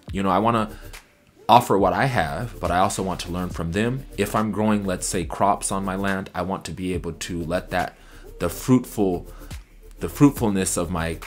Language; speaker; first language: English; native; English